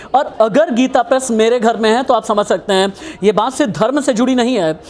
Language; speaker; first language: Hindi; native; Hindi